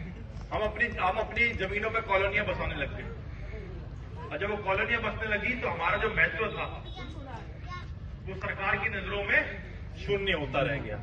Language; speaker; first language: Hindi; native; Hindi